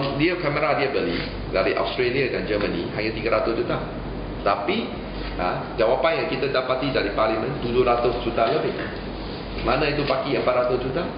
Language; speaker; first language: Malay; non-native, local second language; Chinese